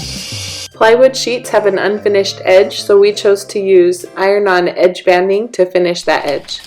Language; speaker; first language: English; native; English